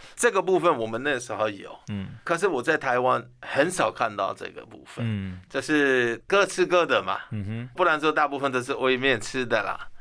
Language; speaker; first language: Chinese; non-native, fluent; Persian